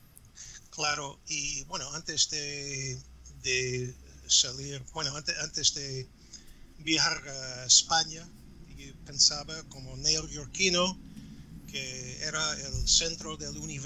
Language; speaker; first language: Spanish; non-native, fluent; English